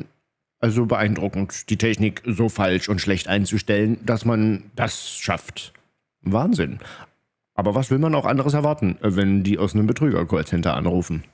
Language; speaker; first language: German; native; German